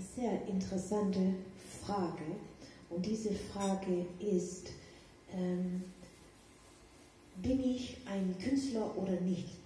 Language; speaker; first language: German; non-native, learner; Danish